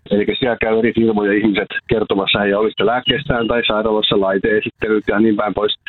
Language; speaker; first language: Finnish; native; Finnish